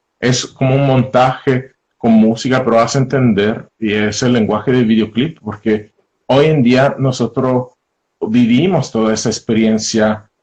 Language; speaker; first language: Spanish; non-native, fluent; Italian